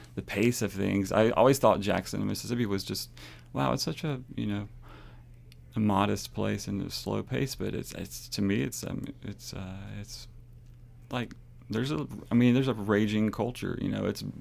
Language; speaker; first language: English; native; English